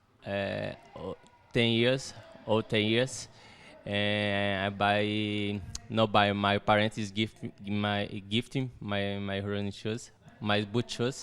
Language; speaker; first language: English; non-native, learner; Portuguese